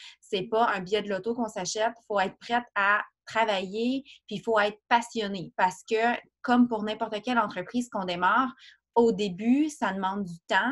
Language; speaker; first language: French; native; French